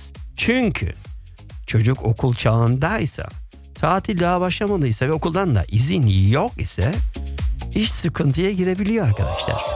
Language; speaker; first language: Turkish; early bilingual, heritage; Turkish